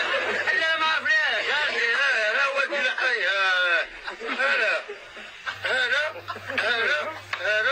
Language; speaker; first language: Arabic; native; Arabic